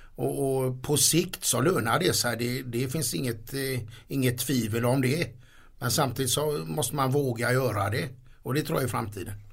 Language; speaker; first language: Swedish; native; Swedish